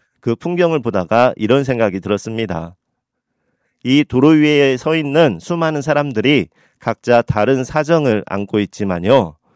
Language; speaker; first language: Korean; native; Korean